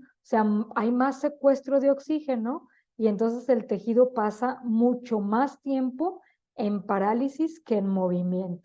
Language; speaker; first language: Spanish; native; Spanish